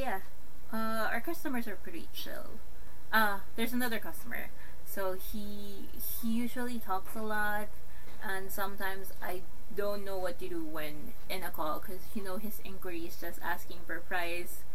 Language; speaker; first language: English; non-native, local second language; Filipino